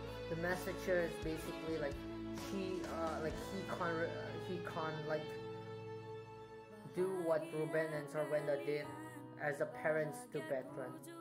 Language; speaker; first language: English; non-native, fluent; Indonesian